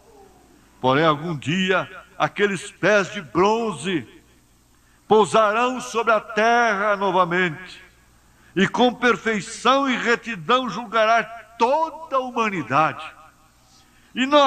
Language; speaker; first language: Portuguese; native; Portuguese